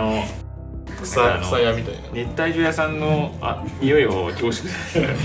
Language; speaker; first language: Japanese; native; Japanese